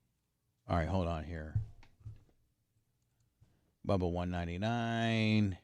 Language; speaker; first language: English; native; English